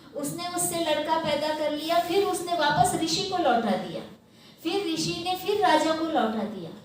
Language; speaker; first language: Hindi; non-native, local second language; Marathi